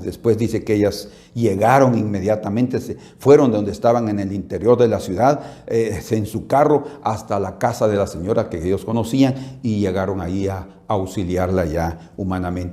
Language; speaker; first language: Spanish; native; Spanish